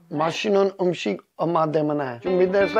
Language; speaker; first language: Korean; non-native, learner; English